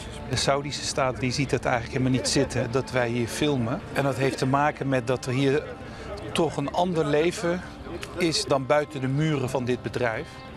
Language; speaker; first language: Dutch; native; Dutch